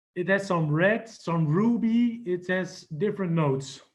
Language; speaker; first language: English; non-native, fluent; Dutch